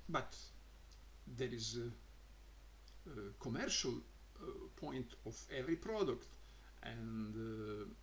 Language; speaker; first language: English; non-native, learner; Croatian